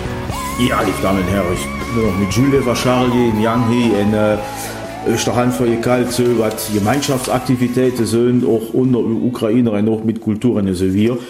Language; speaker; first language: German; native; German